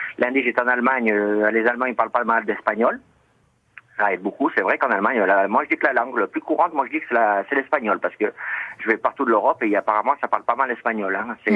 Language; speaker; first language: French; native; French